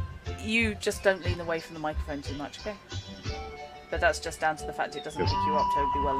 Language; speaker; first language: English; native; English